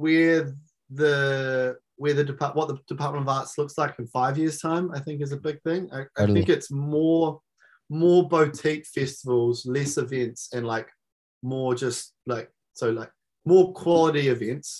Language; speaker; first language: English; native; English